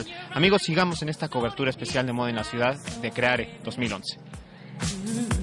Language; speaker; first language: Spanish; native; Spanish